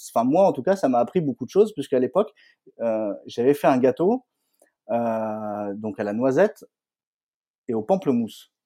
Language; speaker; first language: French; native; French